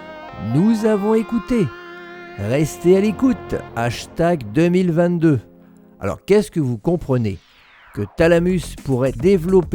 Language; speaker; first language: French; native; French